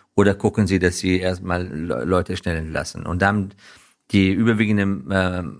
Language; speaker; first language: German; non-native, fluent; Persian